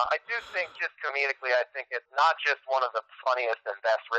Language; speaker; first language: English; native; English